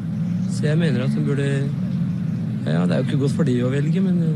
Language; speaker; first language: Norwegian; native; Norwegian